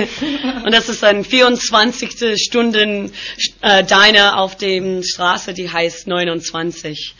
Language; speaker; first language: German; non-native, learner; English